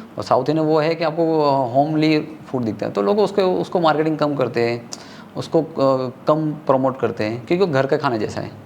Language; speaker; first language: Hindi; non-native, local second language; Tamil